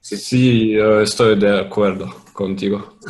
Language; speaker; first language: Spanish; non-native, learner; Russian